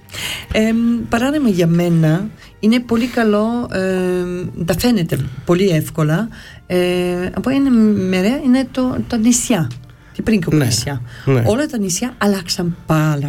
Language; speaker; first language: Greek; early bilingual, heritage; Greek